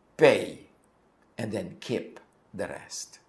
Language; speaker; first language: English; non-native, local second language; Filipino